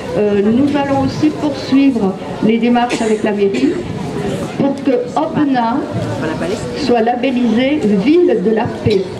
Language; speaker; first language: French; native; French